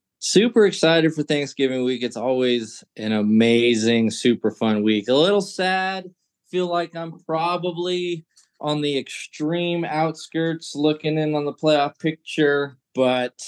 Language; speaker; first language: English; native; English